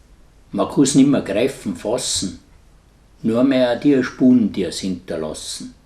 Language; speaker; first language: German; native; German